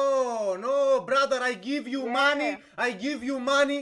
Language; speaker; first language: English; non-native, learner; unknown